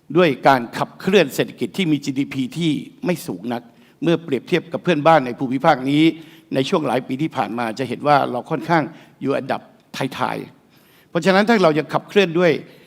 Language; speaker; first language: Thai; native; Thai